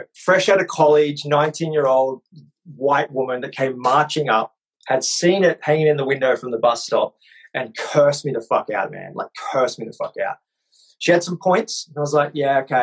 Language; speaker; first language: English; native; English